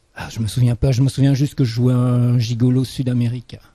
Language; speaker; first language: French; native; French